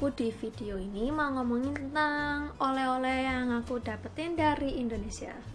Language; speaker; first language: Indonesian; non-native, fluent; Japanese